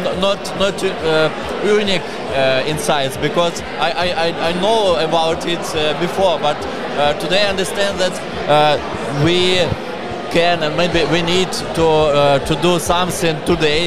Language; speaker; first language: English; non-native, learner; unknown